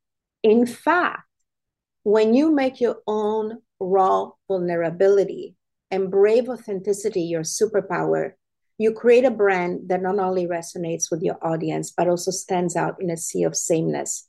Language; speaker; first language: English; non-native, fluent; Italian